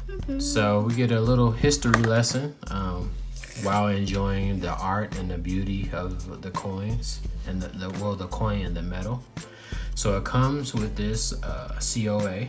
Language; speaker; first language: English; native; English